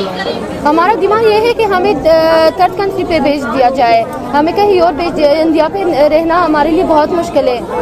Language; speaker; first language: Hindi; non-native, fluent; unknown